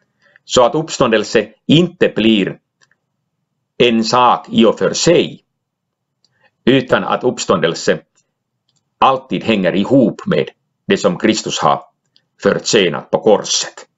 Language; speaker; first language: Swedish; non-native, local second language; Finnish